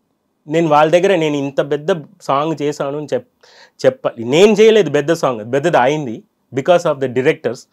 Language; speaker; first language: Telugu; non-native, fluent; Tamil